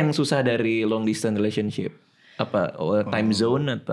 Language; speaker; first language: Indonesian; native; Indonesian